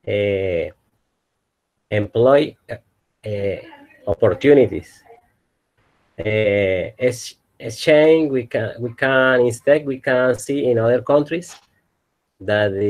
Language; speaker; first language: English; non-native, learner; Spanish